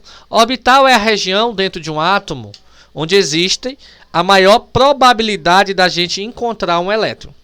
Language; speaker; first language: Portuguese; native; Portuguese